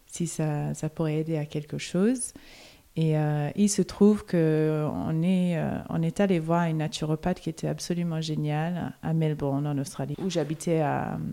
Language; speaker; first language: French; non-native, fluent; English